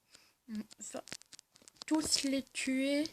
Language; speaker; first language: French; native; French